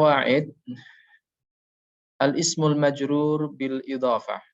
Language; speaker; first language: Arabic; non-native, fluent; Indonesian